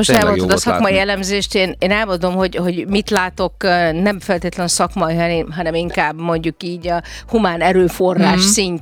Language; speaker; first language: Hungarian; native; Hungarian